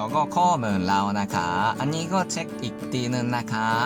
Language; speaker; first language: Thai; non-native, learner; Japanese